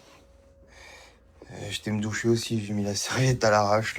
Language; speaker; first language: French; native; French